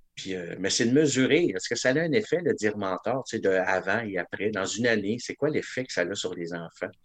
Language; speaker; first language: French; native; French